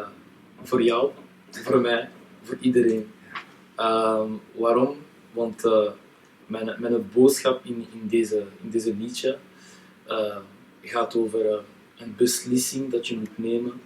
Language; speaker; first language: Dutch; non-native, local second language; French